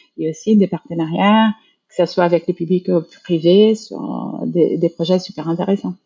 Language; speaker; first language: French; non-native, fluent; Portuguese